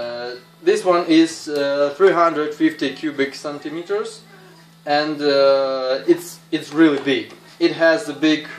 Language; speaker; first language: English; non-native, fluent; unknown